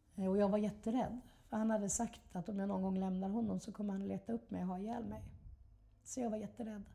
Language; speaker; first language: Swedish; native; Swedish